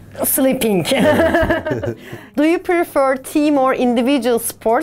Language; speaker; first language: English; non-native, fluent; Turkish